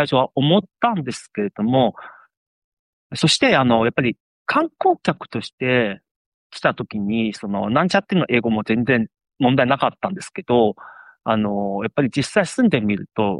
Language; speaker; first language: Japanese; non-native, fluent; Chinese